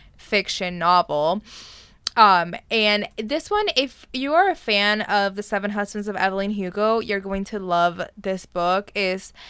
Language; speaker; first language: English; early bilingual, other home language; Spanish